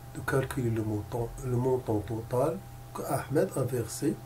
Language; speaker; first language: French; non-native, local second language; Arabic